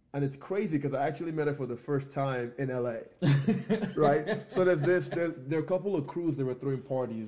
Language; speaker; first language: English; non-native, local second language; Igbo